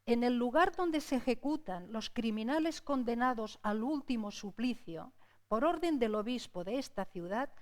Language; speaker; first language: Spanish; non-native, local second language; Catalan